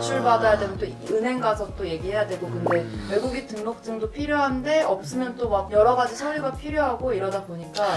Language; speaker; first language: Korean; native; Korean